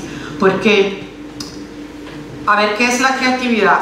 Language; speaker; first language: Spanish; non-native, fluent; Italian